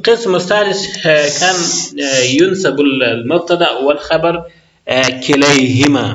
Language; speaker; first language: Arabic; non-native, fluent; Persian